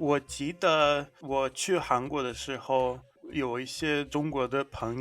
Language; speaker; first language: Chinese; non-native, fluent; English